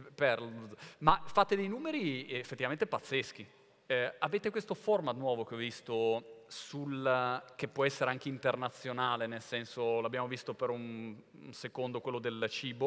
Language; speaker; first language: Italian; native; Italian